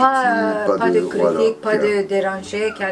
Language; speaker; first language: French; non-native, learner; Turkish